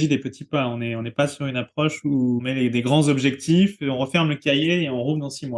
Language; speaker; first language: French; native; French